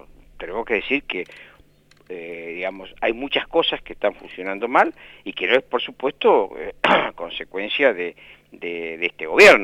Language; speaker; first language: Spanish; native; Spanish